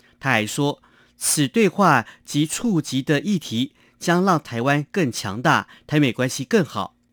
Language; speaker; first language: Chinese; non-native, local second language; Hakka Chinese